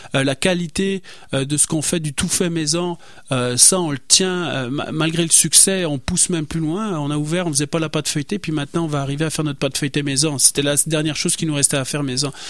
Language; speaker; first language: French; native; French